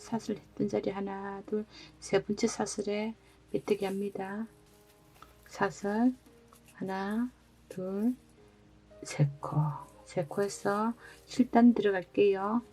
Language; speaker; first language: Korean; native; Korean